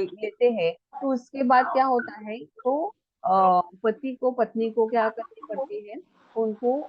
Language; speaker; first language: Hindi; non-native, local second language; Marathi